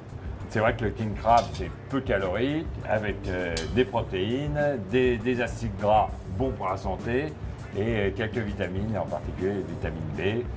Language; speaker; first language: French; native; French